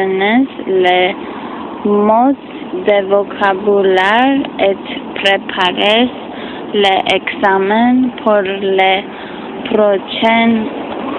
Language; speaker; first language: French; non-native, fluent; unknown